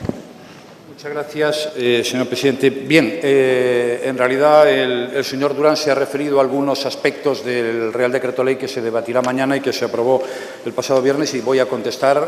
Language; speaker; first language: Spanish; native; Spanish